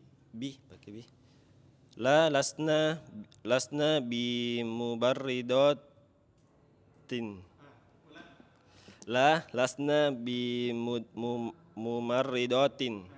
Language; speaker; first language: Arabic; non-native, learner; Indonesian